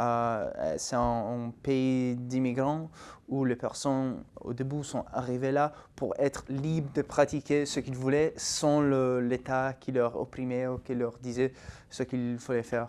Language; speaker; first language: French; non-native, fluent; Italian